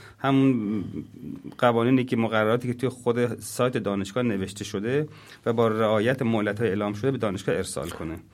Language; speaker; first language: Persian; native; Persian